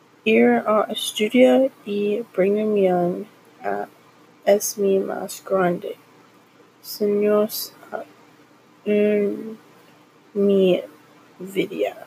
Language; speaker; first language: Spanish; non-native, learner; English